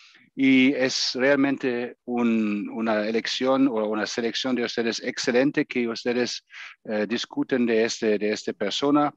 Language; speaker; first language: Spanish; non-native, fluent; German